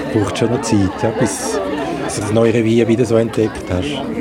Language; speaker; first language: German; non-native, fluent; Persian